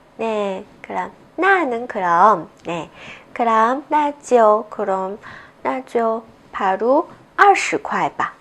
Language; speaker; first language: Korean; non-native, fluent; Chinese